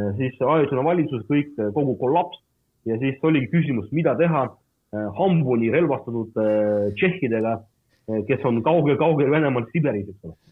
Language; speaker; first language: Estonian; non-native, local second language; Russian